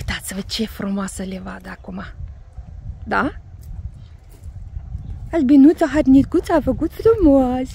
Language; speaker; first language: Romanian; non-native, learner; Russian